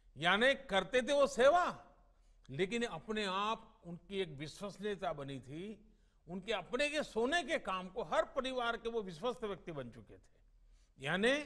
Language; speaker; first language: Hindi; non-native, local second language; Gujarati